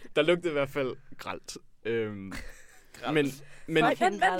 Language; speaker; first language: Danish; native; Danish